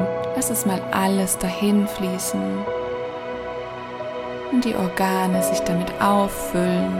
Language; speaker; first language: German; native; German